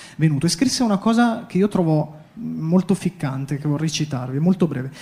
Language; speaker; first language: Italian; native; Italian